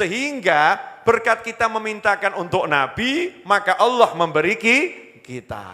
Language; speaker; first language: Indonesian; native; Indonesian